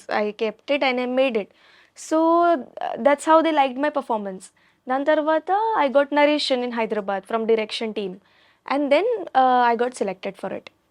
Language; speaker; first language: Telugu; non-native, learner; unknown